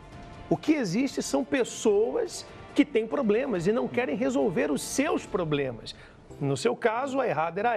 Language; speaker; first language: Portuguese; native; Portuguese